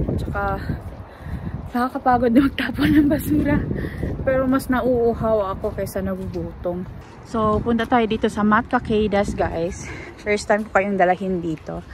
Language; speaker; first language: Filipino; non-native, local second language; Cebuano